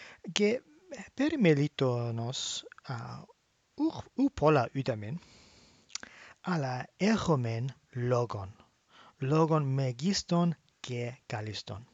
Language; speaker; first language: Greek; non-native, learner; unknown